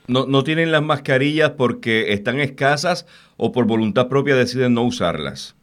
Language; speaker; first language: Spanish; native; Spanish